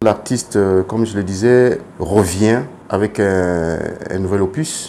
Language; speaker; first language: French; non-native, local second language; Lingala